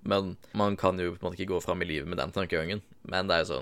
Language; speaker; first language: Norwegian; native; Norwegian